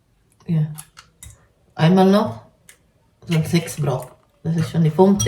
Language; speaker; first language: German; non-native, learner; Cebuano